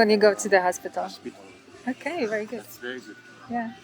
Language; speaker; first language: English; non-native, fluent; Polish